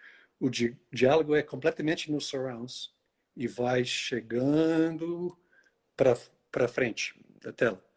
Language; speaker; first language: Portuguese; non-native, fluent; English